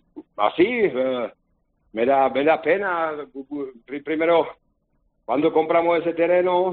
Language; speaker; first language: Spanish; non-native, learner; Czech